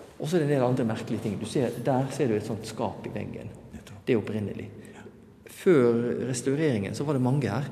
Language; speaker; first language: Norwegian; native; Norwegian